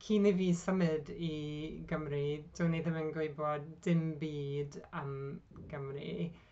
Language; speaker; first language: Welsh; non-native, learner; Hungarian